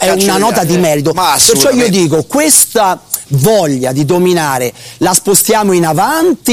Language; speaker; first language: Italian; native; Italian